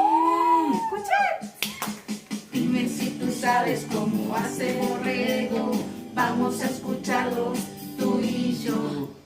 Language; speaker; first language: Spanish; native; Spanish